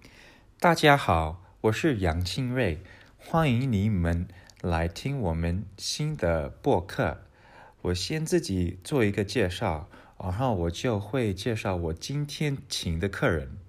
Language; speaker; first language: Chinese; early bilingual, heritage; English